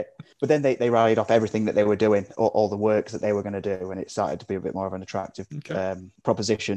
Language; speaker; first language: English; native; English